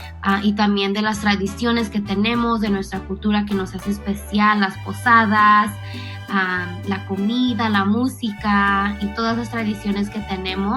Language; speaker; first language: Spanish; early bilingual, other home language; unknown